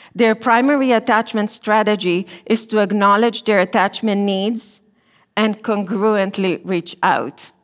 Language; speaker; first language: English; non-native, fluent; Romanian